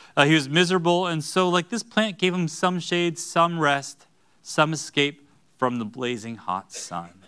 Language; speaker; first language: English; native; English